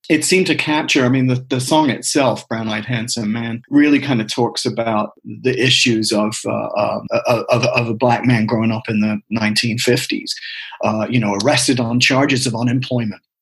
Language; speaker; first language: English; native; English